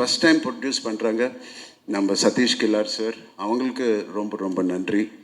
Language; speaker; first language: Tamil; non-native, local second language; Telugu